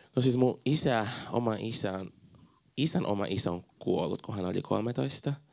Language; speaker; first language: Finnish; non-native, fluent; Portuguese